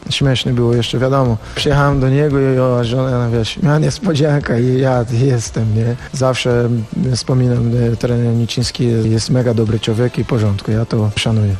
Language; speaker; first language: Polish; non-native, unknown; Portuguese